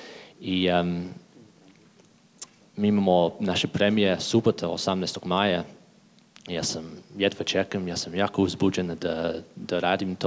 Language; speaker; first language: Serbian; non-native, learner; English